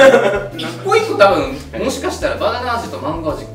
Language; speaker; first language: Japanese; native; Japanese